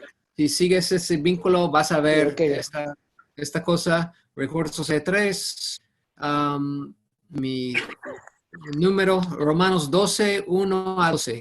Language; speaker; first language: Spanish; non-native, fluent; English